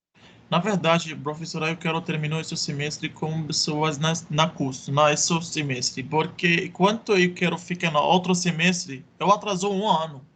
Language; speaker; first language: Portuguese; non-native, learner; Arabic